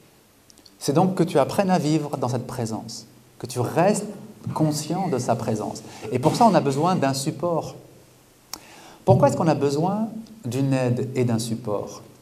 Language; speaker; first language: French; native; French